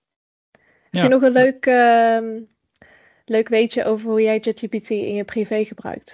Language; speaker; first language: Dutch; native; Dutch